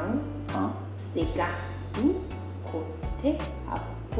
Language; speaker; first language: French; non-native, learner; Chinese